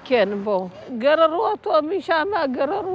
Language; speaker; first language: Hebrew; non-native, learner; Amharic